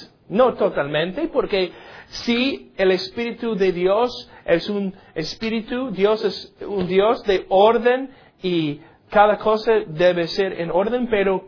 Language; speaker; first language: Spanish; non-native, learner; English